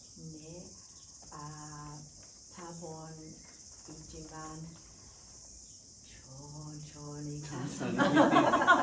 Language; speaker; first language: Korean; non-native, learner; English